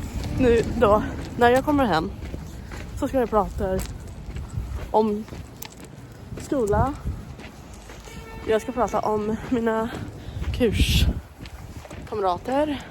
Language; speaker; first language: Swedish; non-native, fluent; English